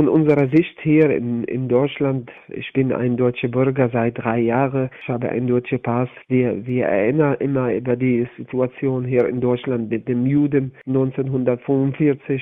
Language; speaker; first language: German; non-native, learner; Arabic